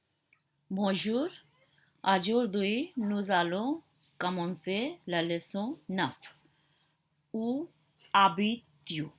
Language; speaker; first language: French; non-native, fluent; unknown